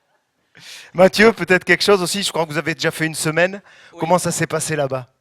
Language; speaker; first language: French; native; French